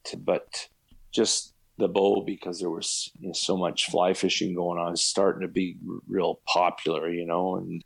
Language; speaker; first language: English; native; English